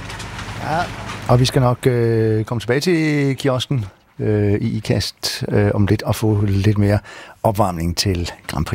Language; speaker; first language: Danish; native; Danish